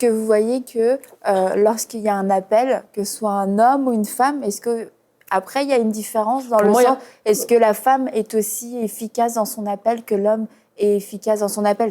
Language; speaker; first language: French; native; French